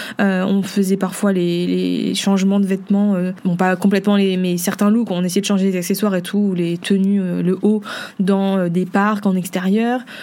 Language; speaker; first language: French; early bilingual, other home language; Vietnamese